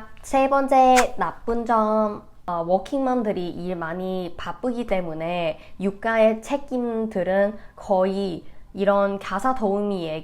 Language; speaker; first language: Korean; non-native, fluent; Cantonese